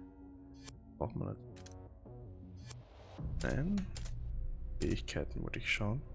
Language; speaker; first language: German; native; German